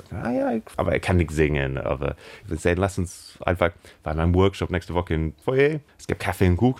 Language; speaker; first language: German; non-native, learner; English